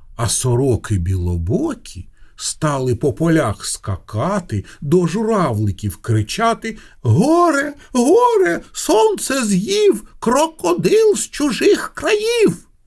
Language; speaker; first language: Ukrainian; non-native, local second language; Russian